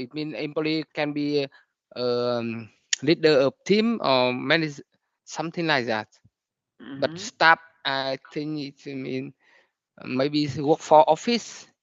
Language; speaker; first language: English; non-native, learner; Vietnamese